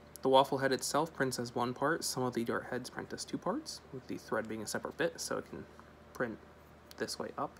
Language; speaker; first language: English; native; English